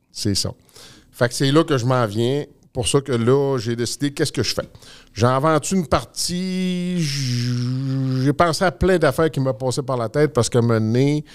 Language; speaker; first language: French; native; French